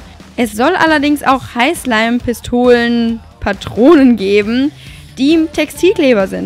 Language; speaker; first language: German; native; German